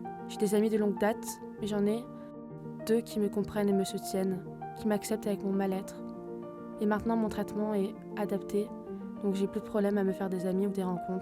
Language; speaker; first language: French; native; French